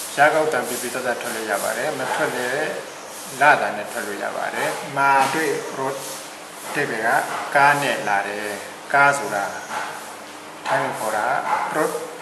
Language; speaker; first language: Burmese; native; Burmese